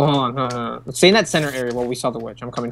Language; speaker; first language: English; native; English